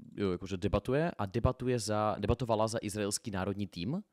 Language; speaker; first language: Czech; non-native, fluent; Russian